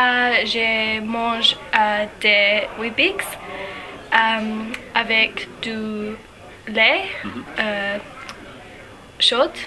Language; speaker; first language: French; non-native, learner; English